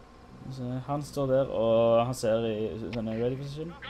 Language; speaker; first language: Norwegian; native; Norwegian